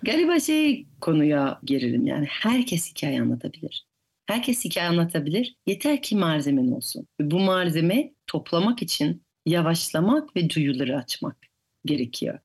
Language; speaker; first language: Turkish; non-native, fluent; French